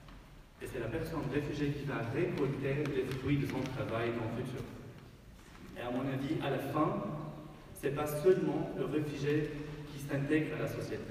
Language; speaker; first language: French; non-native, fluent; Arabic